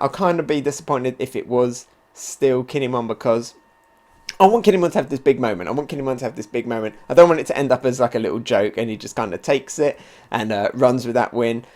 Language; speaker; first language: English; native; English